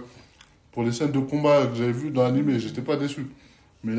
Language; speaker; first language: French; native; French